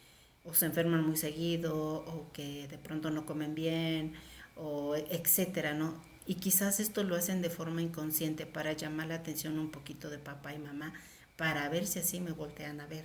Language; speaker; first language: Spanish; native; Spanish